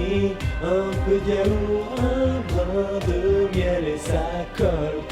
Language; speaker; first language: French; native; French